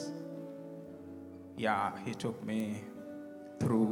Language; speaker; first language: English; non-native, local second language; Luo (Kenya and Tanzania)